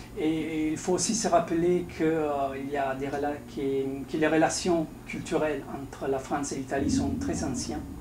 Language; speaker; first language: French; non-native, fluent; Italian